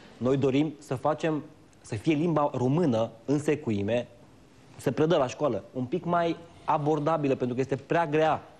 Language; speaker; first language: Romanian; non-native, local second language; Hungarian